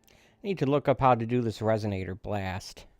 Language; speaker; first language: English; native; English